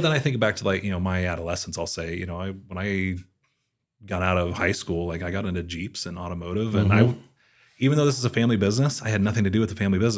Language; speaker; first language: English; native; English